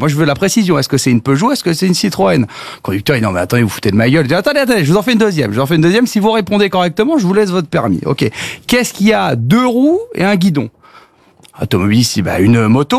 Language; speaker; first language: French; native; French